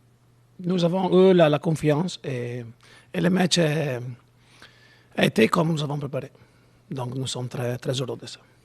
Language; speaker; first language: French; non-native, learner; Italian